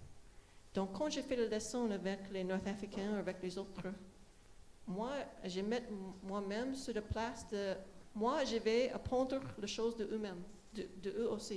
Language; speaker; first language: French; non-native, fluent; English